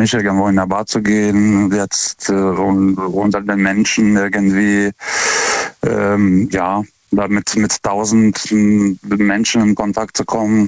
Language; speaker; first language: German; native; German